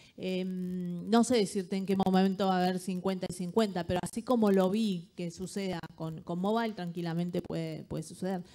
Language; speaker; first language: Spanish; native; Spanish